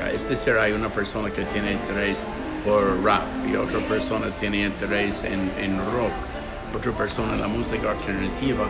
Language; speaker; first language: Spanish; non-native, fluent; English